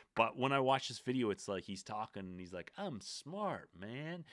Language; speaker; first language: English; native; English